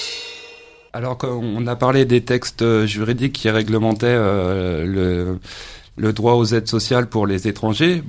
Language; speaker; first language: French; native; French